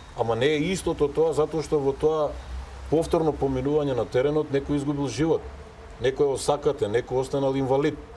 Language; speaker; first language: Macedonian; native; Macedonian